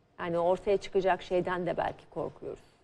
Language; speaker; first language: Turkish; native; Turkish